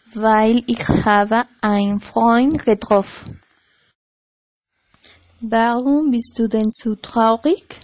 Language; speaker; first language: German; non-native, learner; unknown